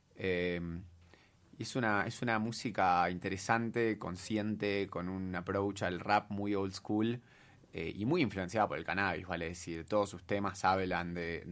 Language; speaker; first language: Spanish; native; Spanish